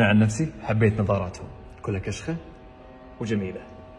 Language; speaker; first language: Arabic; native; Arabic